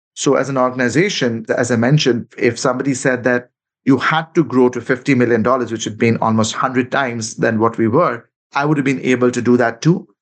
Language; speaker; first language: English; non-native, local second language; Bangla